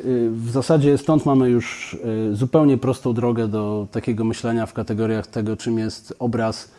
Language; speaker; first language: Polish; native; Polish